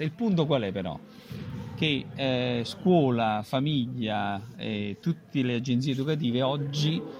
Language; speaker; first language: Italian; native; Italian